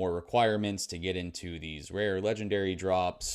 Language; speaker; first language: English; native; English